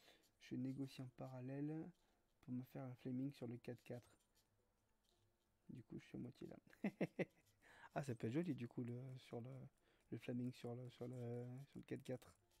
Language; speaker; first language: French; native; French